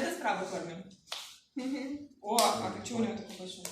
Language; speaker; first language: Russian; native; Russian